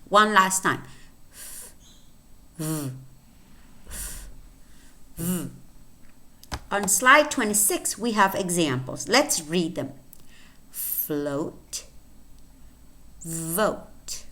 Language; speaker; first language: English; non-native, fluent; Spanish